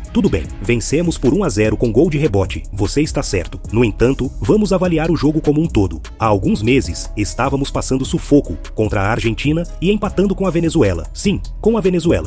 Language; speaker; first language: Portuguese; native; Portuguese